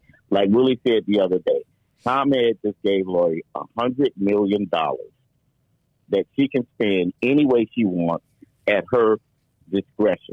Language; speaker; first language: English; native; English